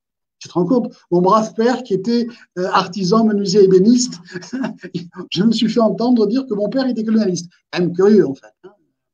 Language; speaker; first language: French; native; French